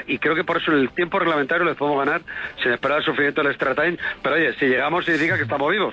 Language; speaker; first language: Spanish; native; Spanish